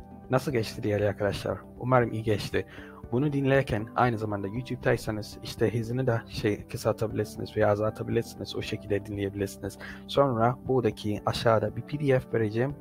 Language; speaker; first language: Turkish; native; Turkish